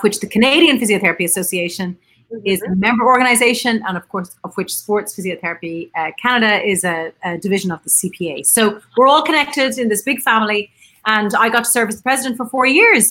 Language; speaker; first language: English; native; English